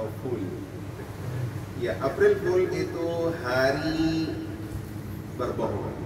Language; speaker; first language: Indonesian; non-native, fluent; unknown